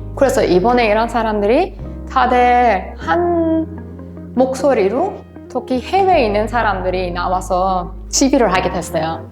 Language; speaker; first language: Korean; non-native, fluent; Persian